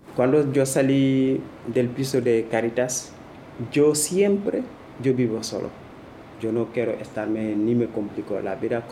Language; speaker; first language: Spanish; non-native, fluent; Wolof